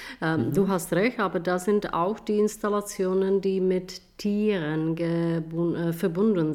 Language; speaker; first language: German; non-native, fluent; Czech